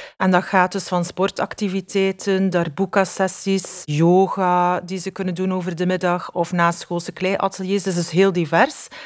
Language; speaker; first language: Dutch; native; Dutch